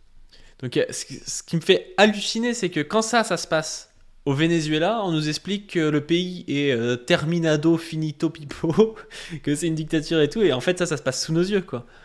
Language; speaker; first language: French; native; French